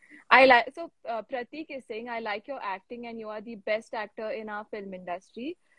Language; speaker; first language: English; non-native, local second language; Marathi